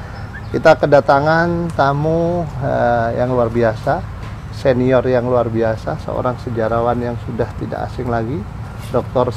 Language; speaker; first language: Indonesian; native; Indonesian